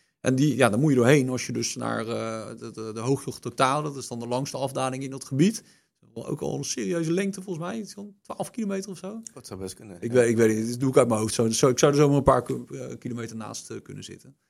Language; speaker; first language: Dutch; native; Dutch